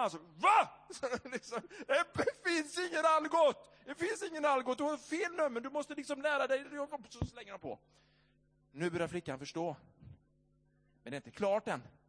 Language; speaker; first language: Swedish; native; Swedish